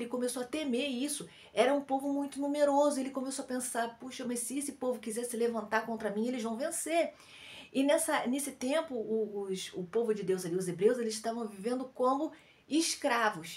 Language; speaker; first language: Portuguese; native; Portuguese